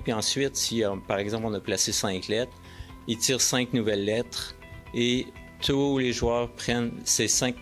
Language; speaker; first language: French; native; French